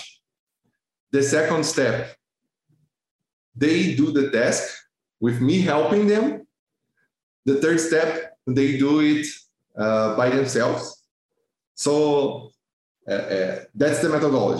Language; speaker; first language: English; non-native, fluent; Portuguese